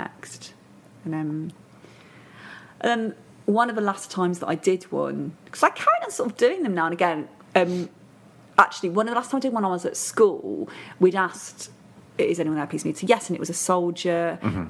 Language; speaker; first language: English; native; English